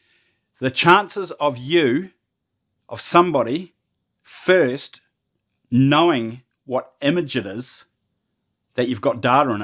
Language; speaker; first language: English; native; English